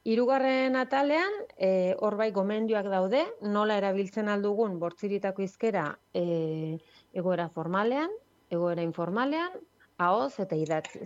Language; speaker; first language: Basque; native; Basque